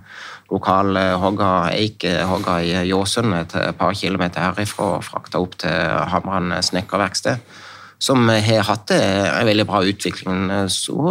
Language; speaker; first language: Norwegian; native; Norwegian